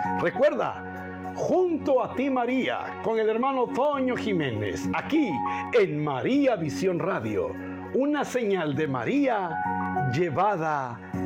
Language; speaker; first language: Spanish; native; Spanish